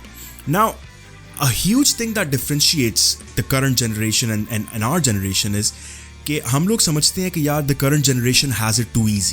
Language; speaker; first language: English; non-native, local second language; Urdu